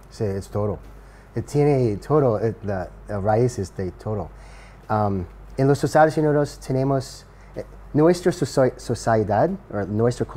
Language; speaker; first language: Spanish; non-native, learner; English